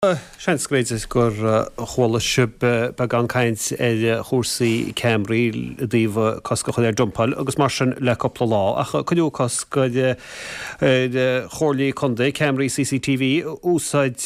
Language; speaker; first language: Irish; native; Irish